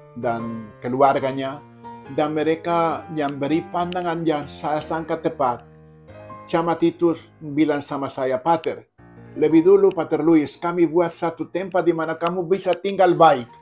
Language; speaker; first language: Indonesian; non-native, fluent; Spanish